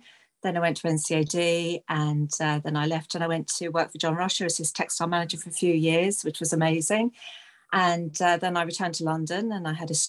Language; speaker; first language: English; native; English